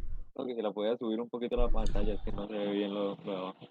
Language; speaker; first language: Spanish; native; Spanish